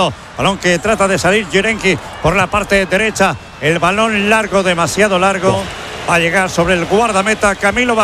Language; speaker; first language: Spanish; native; Spanish